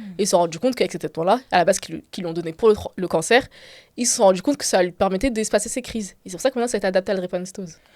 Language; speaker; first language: French; native; French